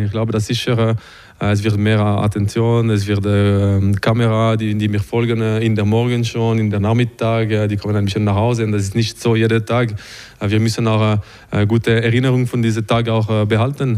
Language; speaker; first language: German; non-native, local second language; French